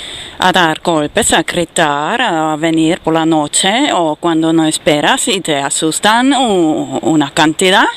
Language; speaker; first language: Spanish; non-native, fluent; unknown